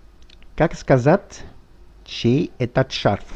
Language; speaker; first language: Russian; non-native, fluent; French